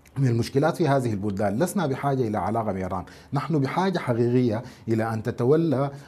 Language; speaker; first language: Arabic; native; Arabic